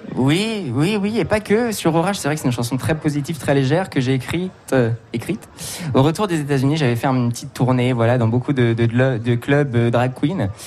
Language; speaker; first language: French; native; French